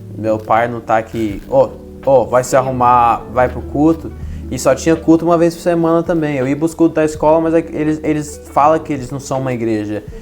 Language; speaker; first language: Portuguese; early bilingual, heritage; Portuguese